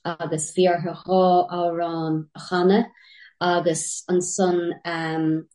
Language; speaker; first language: Irish; native; Irish